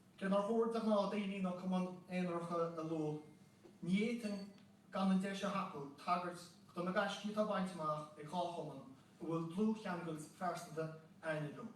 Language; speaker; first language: Irish; native; Irish